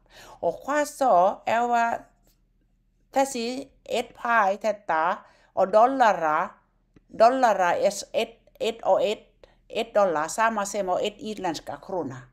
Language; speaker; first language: Icelandic; non-native, learner; Thai